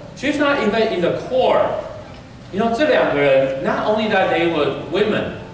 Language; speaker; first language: English; early bilingual, other home language; Chinese